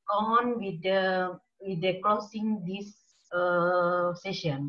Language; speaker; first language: English; non-native, learner; Indonesian